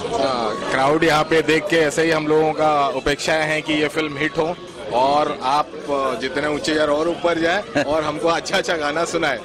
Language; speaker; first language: Hindi; non-native, local second language; Odia